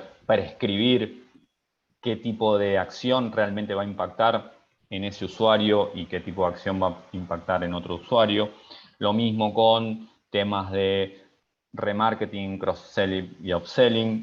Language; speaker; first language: Spanish; native; Spanish